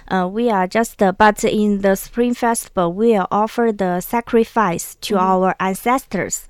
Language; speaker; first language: English; non-native, learner; Chinese